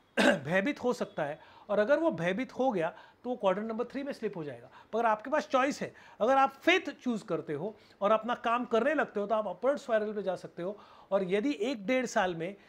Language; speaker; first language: Hindi; non-native, local second language; Marathi